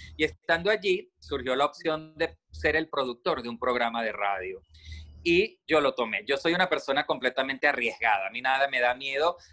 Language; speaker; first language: Spanish; native; Spanish